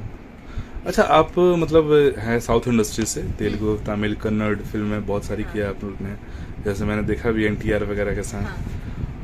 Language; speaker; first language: Hindi; native; Hindi